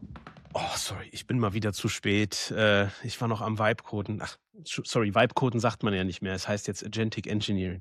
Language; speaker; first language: German; native; German